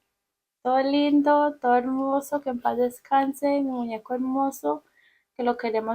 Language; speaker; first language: Spanish; early bilingual, heritage; Spanish